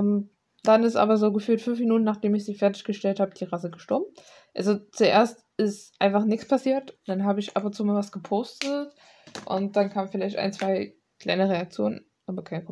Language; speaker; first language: German; native; German